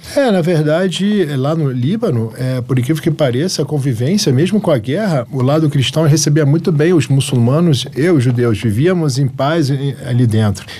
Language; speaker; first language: Portuguese; early bilingual, heritage; Arabic